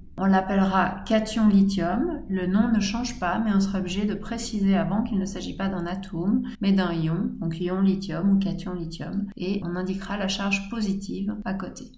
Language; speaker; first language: French; native; French